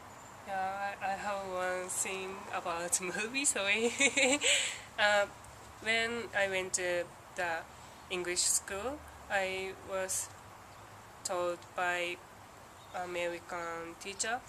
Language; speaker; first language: English; non-native, learner; Japanese